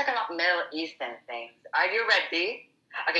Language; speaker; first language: English; non-native, fluent; Arabic